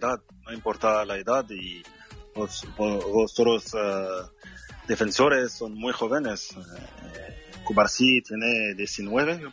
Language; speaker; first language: Spanish; non-native, fluent; French